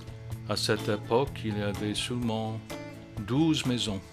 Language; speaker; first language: French; non-native, fluent; English